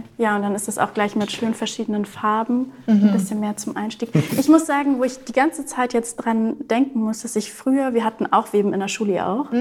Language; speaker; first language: German; native; German